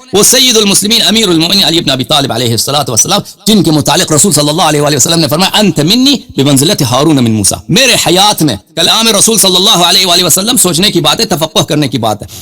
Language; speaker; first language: Urdu; non-native, fluent; Persian